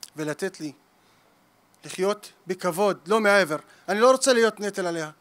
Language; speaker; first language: Hebrew; native; Hebrew